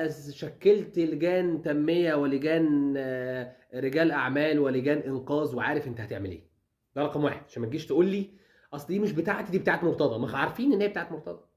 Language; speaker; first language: Arabic; native; Arabic